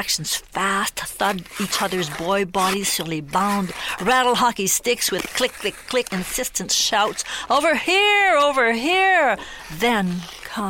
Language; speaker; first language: English; non-native, fluent; French